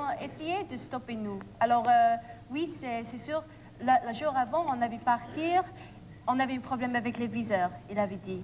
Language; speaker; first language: French; non-native, learner; English